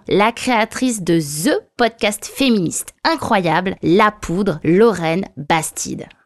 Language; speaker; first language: French; native; French